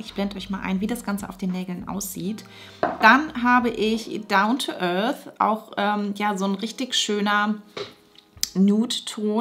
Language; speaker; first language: German; native; German